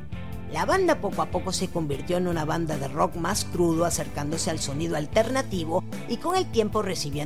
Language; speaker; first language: Spanish; native; Spanish